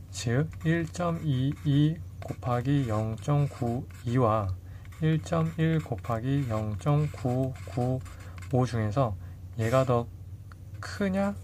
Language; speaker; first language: Korean; native; Korean